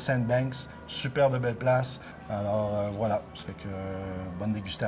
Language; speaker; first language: French; native; French